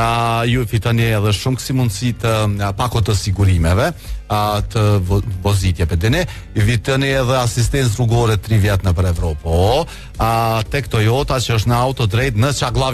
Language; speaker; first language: Albanian; native; Albanian